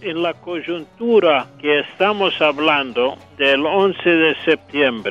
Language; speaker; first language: Spanish; non-native, fluent; English